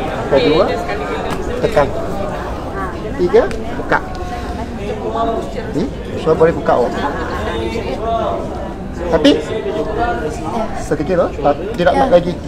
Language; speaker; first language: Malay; non-native, local second language; Cantonese